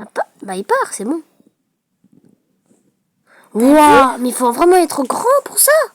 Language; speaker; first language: French; native; French